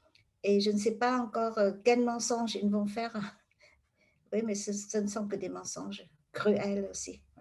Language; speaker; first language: French; non-native, fluent; Vietnamese